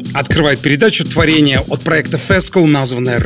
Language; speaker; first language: Russian; native; Russian